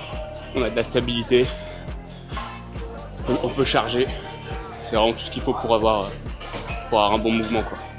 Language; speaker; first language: French; native; French